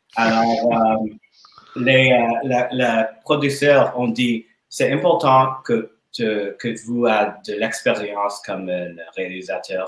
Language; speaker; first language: French; non-native, learner; English